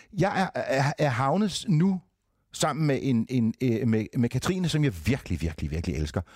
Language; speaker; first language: Danish; native; Danish